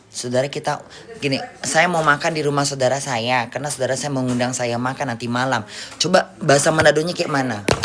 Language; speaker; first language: Indonesian; native; Indonesian